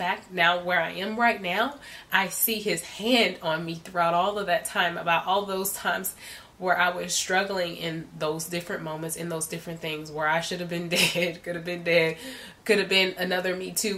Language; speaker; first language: English; native; English